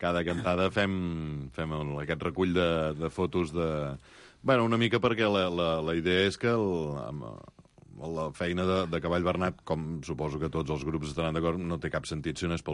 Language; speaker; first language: Catalan; native; Catalan